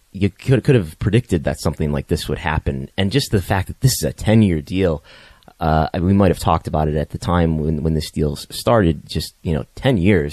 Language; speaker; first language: English; native; English